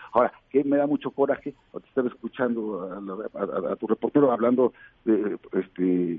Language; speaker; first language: Spanish; native; Spanish